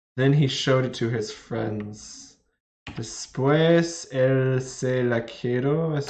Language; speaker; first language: Spanish; non-native, learner; English